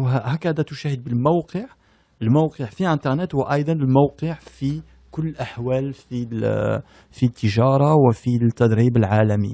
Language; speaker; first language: Arabic; early bilingual, heritage; French